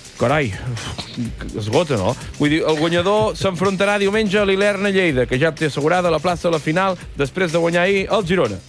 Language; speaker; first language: Catalan; native; Catalan